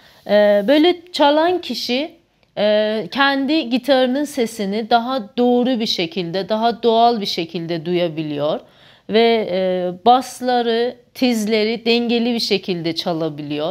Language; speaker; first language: Turkish; non-native, fluent; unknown